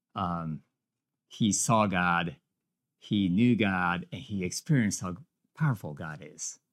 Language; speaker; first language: English; non-native, fluent; Japanese